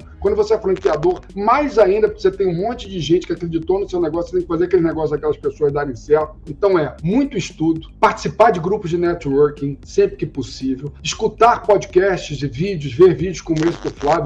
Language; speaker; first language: Portuguese; native; Portuguese